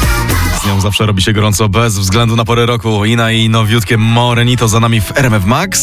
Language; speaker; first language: Polish; native; Polish